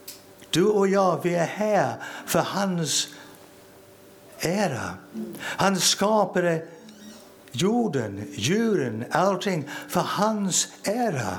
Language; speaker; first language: Swedish; non-native, fluent; English